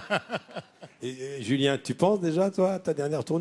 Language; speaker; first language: French; native; French